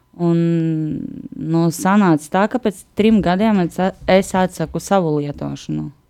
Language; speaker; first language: Latvian; non-native, local second language; Russian